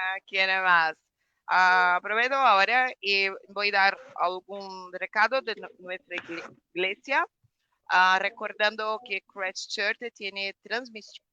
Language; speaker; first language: Spanish; non-native, fluent; Portuguese